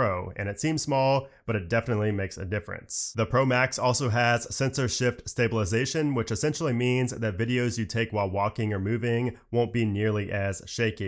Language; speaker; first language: English; native; English